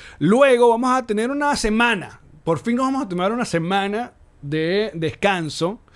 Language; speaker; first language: Spanish; native; Spanish